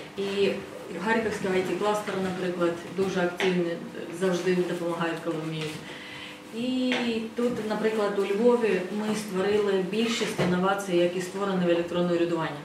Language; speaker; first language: Ukrainian; non-native, fluent; Estonian